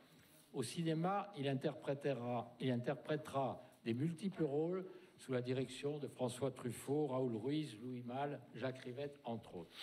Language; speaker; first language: French; native; French